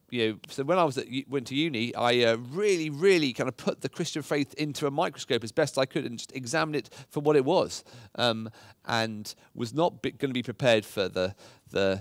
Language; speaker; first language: English; native; English